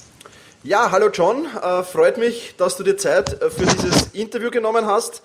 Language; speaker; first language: German; native; German